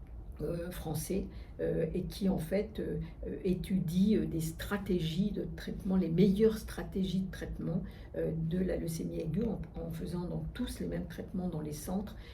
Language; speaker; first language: French; native; French